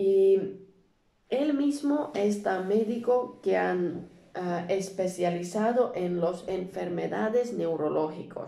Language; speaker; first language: Spanish; non-native, learner; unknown